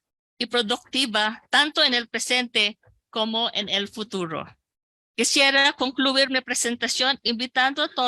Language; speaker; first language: Spanish; non-native, local second language; Filipino